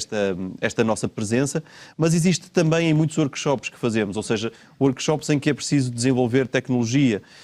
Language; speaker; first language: Portuguese; native; Portuguese